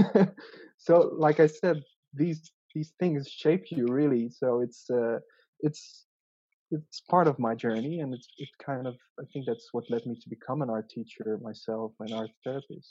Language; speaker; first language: English; non-native, local second language; Dutch